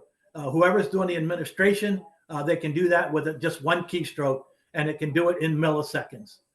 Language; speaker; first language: English; native; English